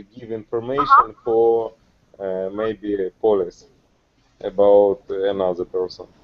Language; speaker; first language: English; non-native, learner; Russian